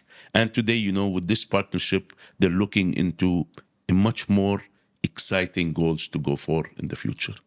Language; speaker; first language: English; non-native, local second language; Arabic